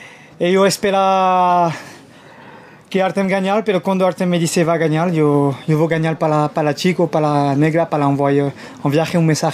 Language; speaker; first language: Spanish; non-native, learner; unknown